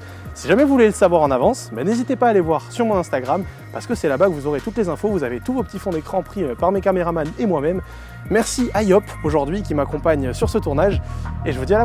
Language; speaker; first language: French; native; French